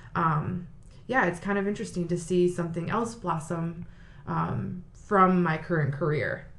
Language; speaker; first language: English; native; English